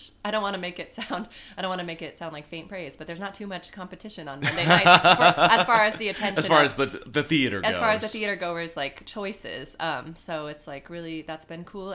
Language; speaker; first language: English; native; English